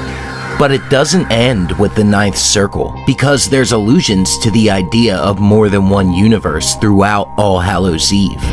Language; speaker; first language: English; native; English